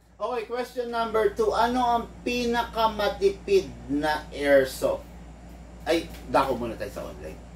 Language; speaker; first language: Filipino; native; Filipino